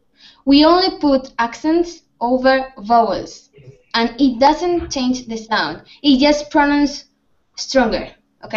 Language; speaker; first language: English; non-native, fluent; Spanish